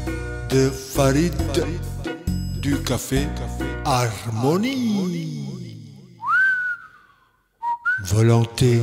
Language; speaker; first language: French; non-native, fluent; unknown